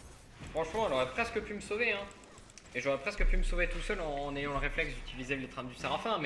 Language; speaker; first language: French; native; French